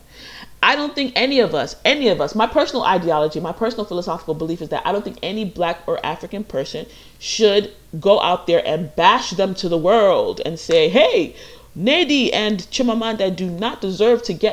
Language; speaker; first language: English; native; English